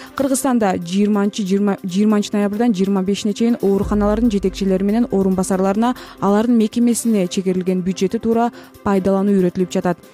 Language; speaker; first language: Kyrgyz; native; Kyrgyz